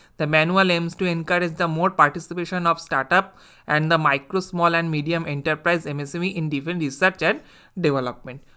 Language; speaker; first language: English; non-native, local second language; Bangla